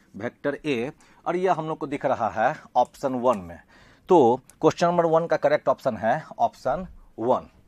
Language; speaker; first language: Hindi; native; Hindi